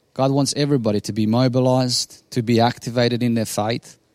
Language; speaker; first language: English; non-native, fluent; Bosnian